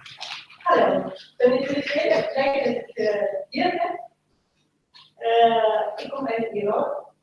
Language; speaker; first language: Dutch; non-native, local second language; Persian